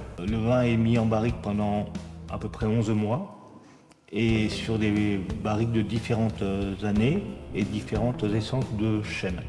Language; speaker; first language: French; native; French